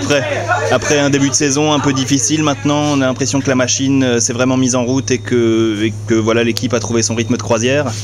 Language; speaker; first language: French; native; French